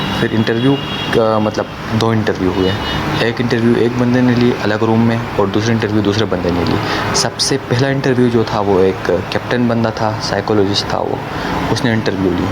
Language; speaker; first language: Urdu; non-native, local second language; Khowar